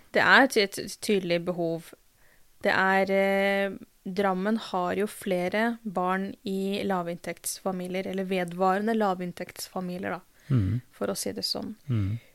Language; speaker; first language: Norwegian; native; Norwegian